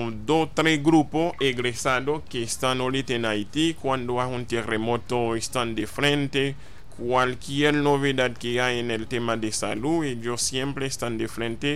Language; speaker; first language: Spanish; non-native, fluent; Haitian Creole